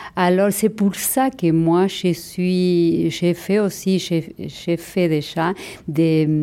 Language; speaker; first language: French; non-native, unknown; Spanish